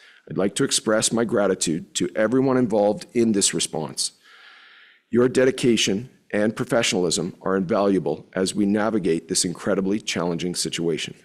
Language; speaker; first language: English; native; English